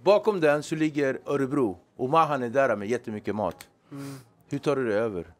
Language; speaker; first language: Swedish; native; Swedish